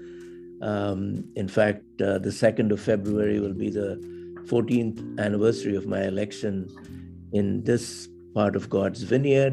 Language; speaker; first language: English; non-native, local second language; Tamil